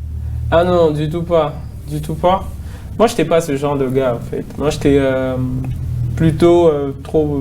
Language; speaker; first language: French; non-native, local second language; Swahili